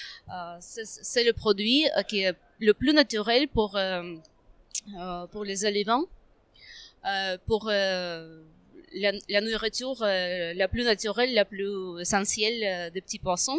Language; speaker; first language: French; non-native, fluent; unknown